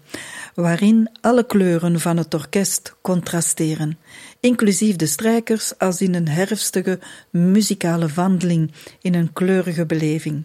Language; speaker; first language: Dutch; native; Dutch